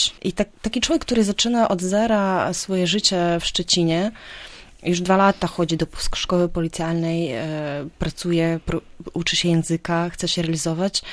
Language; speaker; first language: Polish; non-native, fluent; Ukrainian